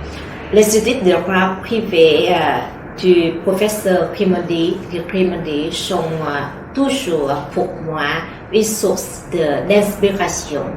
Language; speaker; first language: French; non-native, fluent; Vietnamese